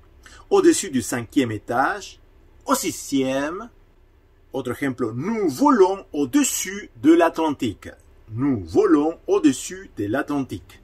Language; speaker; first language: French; non-native, fluent; Spanish